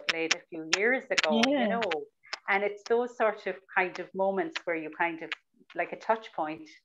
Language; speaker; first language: English; native; English